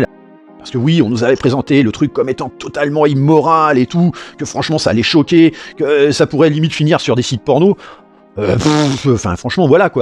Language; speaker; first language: French; native; French